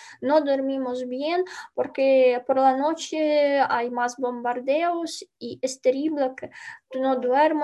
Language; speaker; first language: Spanish; non-native, learner; Ukrainian